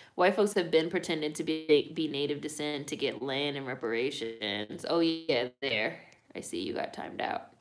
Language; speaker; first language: English; native; English